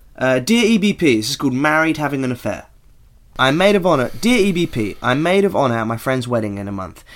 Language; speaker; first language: English; native; English